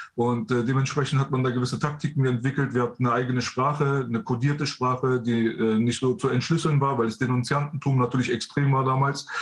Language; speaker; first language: German; early bilingual, other home language; Persian